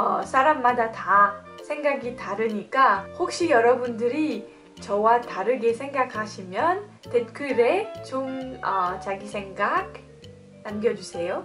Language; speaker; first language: Korean; non-native, fluent; French